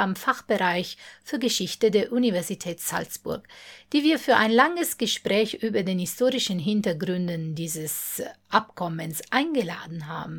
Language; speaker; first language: German; non-native, fluent; Italian